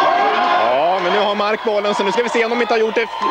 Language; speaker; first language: Swedish; native; Swedish